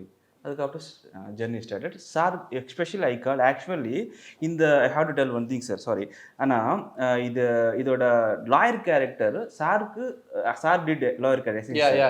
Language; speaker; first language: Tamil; non-native, learner; Telugu